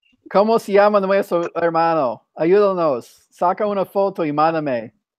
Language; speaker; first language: Spanish; non-native, fluent; English